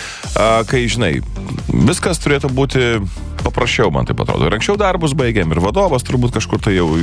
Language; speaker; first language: Lithuanian; native; Lithuanian